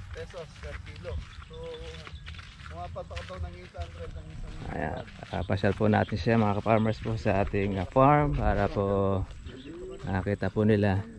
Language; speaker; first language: Filipino; native; Filipino